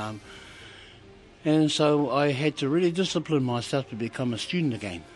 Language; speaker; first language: English; native; English